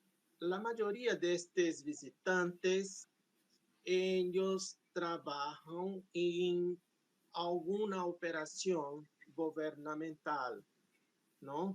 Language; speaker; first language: Spanish; non-native, fluent; Portuguese